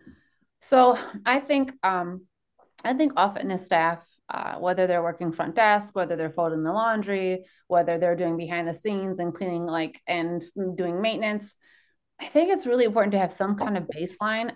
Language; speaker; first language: English; early bilingual, other home language; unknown